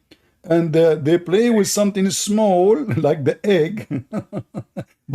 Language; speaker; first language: English; non-native, fluent; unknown